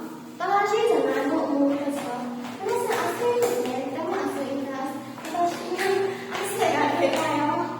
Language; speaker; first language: Japanese; non-native, learner; Burmese